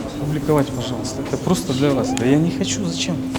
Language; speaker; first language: Russian; non-native, local second language; Kyrgyz